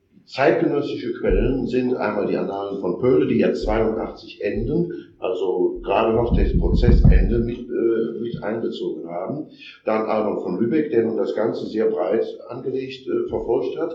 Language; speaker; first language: German; native; German